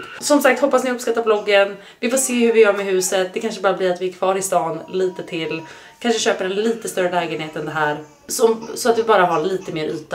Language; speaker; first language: Swedish; native; Swedish